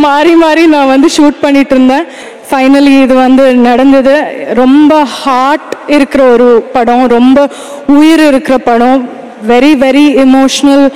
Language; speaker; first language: Tamil; non-native, fluent; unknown